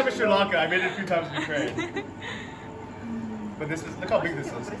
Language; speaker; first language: English; non-native, fluent; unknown